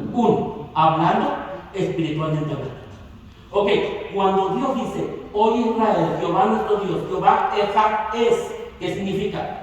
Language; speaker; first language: Spanish; native; Spanish